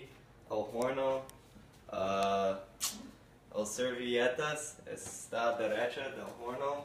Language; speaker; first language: Spanish; non-native, learner; English